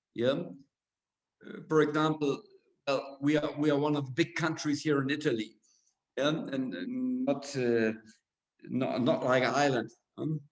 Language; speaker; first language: English; non-native, fluent; German